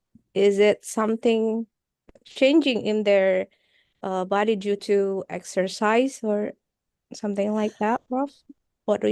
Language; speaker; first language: English; non-native, fluent; Indonesian